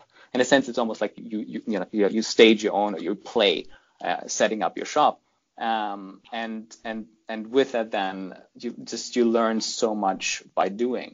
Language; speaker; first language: English; non-native, fluent; German